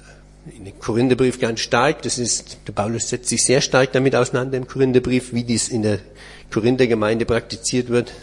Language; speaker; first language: German; native; German